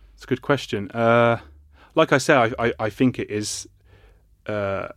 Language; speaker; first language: English; native; English